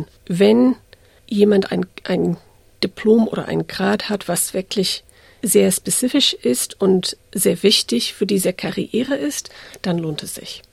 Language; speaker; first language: German; non-native, fluent; English